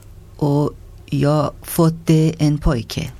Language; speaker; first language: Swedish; non-native, learner; Persian